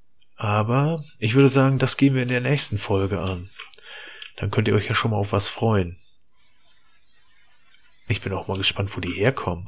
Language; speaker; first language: German; native; German